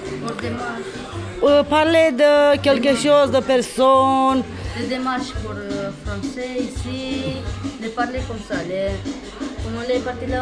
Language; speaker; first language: French; non-native, learner; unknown